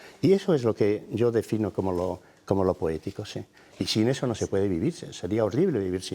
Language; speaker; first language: Spanish; native; Spanish